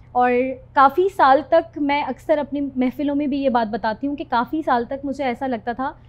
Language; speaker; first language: Urdu; native; Urdu